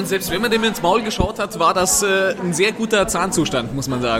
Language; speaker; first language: German; native; German